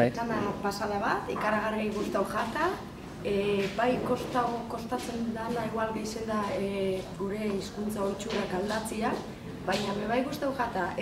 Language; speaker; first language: Basque; native; Basque